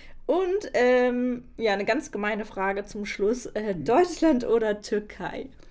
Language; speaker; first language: German; native; German